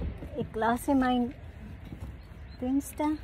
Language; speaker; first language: German; non-native, learner; Filipino